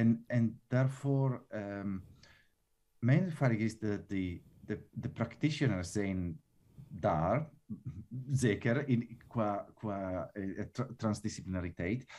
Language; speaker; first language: Dutch; non-native, fluent; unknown